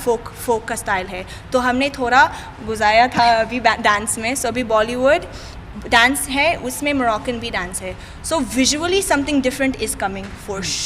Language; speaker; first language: Hindi; non-native, fluent; English